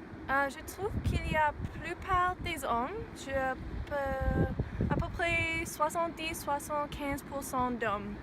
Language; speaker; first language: French; non-native, learner; English